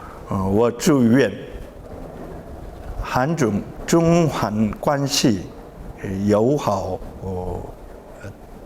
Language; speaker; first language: Chinese; non-native, learner; Korean